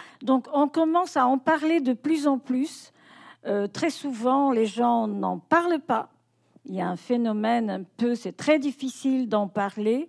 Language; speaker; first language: French; non-native, fluent; Portuguese